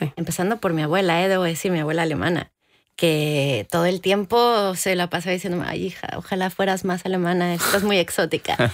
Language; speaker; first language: Spanish; native; Spanish